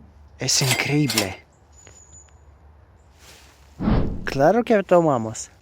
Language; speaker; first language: Spanish; non-native, learner; Russian